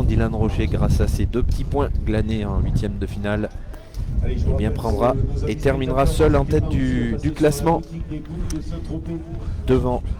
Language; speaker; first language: French; native; French